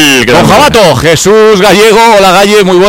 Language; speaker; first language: Spanish; native; Spanish